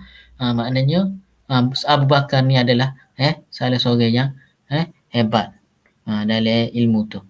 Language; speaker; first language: Malay; native; Malay